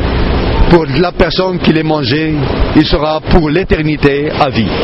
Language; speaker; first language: French; non-native, fluent; Arabic